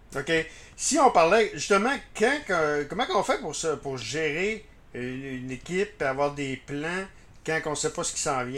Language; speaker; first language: French; native; French